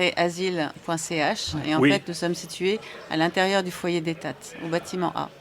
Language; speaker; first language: French; native; French